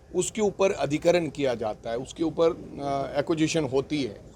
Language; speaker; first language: Hindi; non-native, local second language; Punjabi